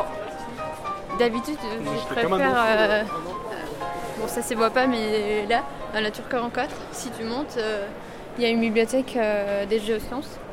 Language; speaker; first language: French; non-native, fluent; Spanish